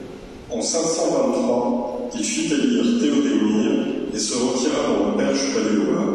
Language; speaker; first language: French; native; French